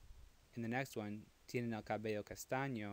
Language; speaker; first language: Spanish; non-native, fluent; English